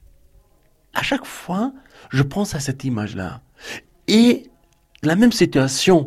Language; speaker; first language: French; non-native, fluent; Persian